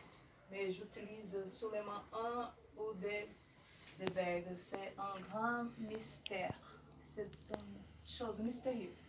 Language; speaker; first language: French; non-native, learner; Portuguese